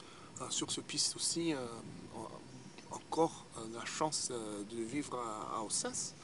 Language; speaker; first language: French; early bilingual, heritage; English